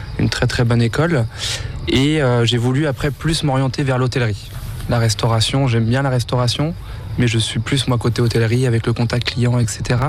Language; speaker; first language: French; native; French